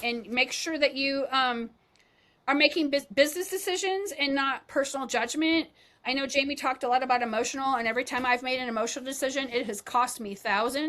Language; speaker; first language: English; native; English